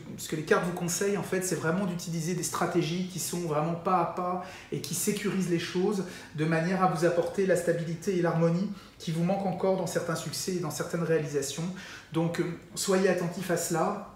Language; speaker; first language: French; native; French